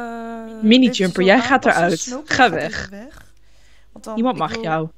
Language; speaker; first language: Dutch; native; Dutch